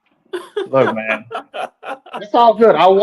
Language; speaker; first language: English; native; English